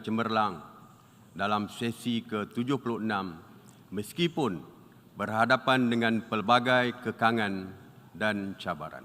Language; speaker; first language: Malay; native; Malay